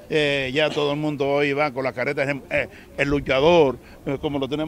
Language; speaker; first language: Spanish; native; Spanish